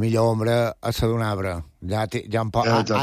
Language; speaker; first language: Catalan; native; Catalan